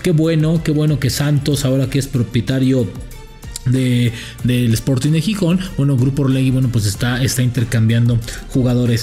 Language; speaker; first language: Spanish; native; Spanish